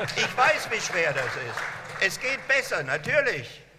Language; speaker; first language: German; non-native, fluent; French